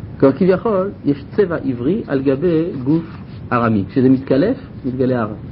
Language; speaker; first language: Hebrew; non-native, fluent; French